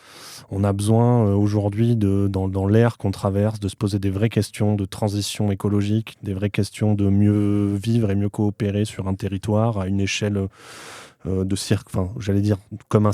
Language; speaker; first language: French; native; French